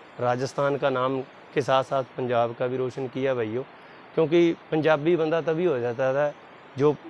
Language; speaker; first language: Hindi; non-native, local second language; Punjabi